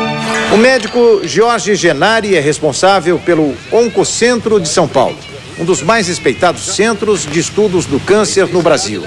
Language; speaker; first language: Portuguese; native; Portuguese